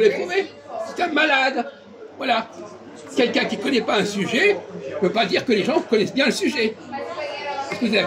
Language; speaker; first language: French; native; French